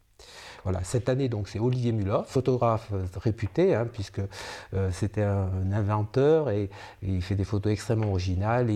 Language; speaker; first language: French; native; French